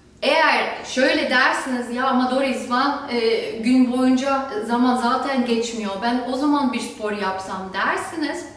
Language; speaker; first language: Turkish; non-native, fluent; German